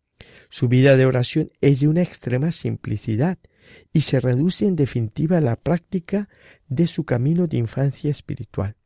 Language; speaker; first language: Spanish; native; Spanish